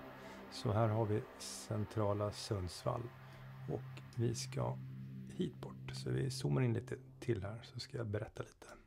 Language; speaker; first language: Swedish; native; Swedish